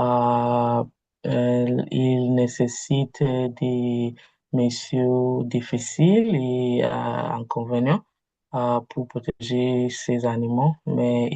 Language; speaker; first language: French; non-native, learner; Igbo